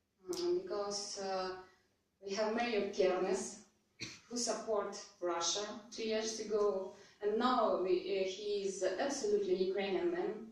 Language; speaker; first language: English; non-native, learner; Russian